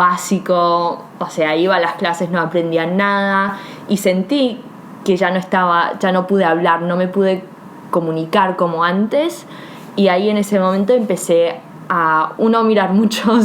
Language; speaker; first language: Spanish; early bilingual, heritage; Spanish